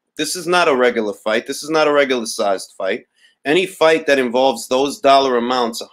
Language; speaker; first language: English; early bilingual, other home language; Spanish